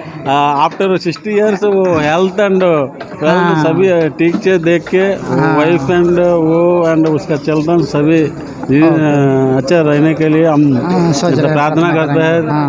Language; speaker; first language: Hindi; non-native, local second language; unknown